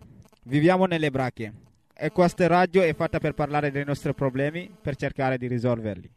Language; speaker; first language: Italian; non-native, fluent; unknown